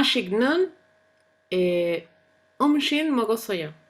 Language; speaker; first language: Korean; non-native, learner; Spanish